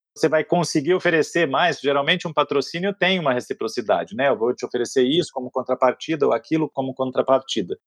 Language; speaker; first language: Portuguese; native; Portuguese